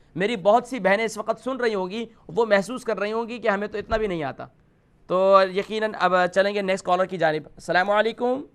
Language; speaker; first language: Urdu; native; Urdu